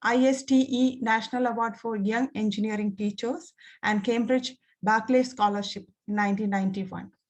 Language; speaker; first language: English; non-native, local second language; Malayalam